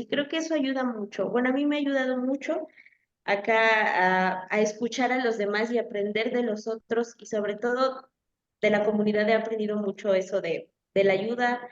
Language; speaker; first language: Spanish; native; Spanish